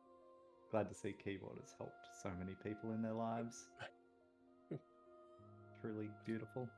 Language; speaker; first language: English; native; English